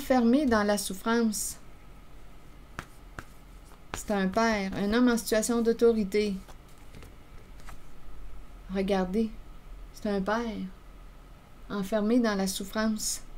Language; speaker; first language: French; native; French